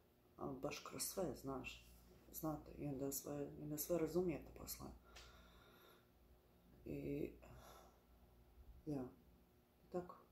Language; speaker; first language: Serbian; early bilingual, heritage; Bosnian